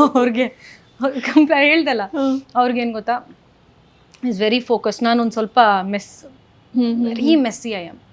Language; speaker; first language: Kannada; non-native, local second language; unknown